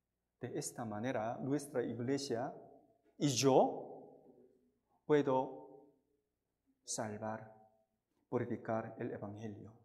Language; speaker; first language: Spanish; non-native, fluent; Korean